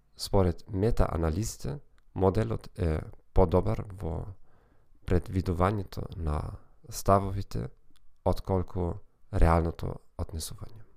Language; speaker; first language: Macedonian; non-native, learner; German